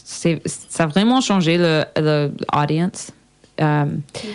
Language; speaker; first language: French; non-native, learner; English